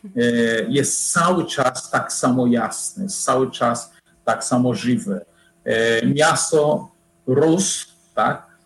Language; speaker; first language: Polish; non-native, fluent; Portuguese